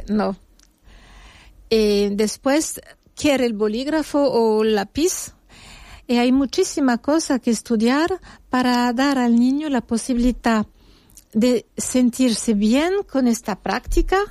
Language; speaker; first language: Spanish; non-native, fluent; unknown